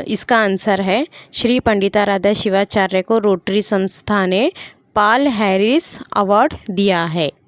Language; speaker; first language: Hindi; non-native, local second language; Kannada